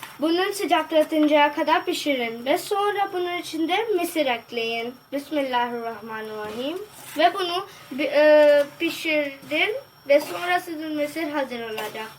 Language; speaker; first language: Turkish; non-native, learner; Urdu